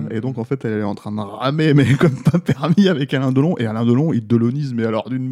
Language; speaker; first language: French; native; French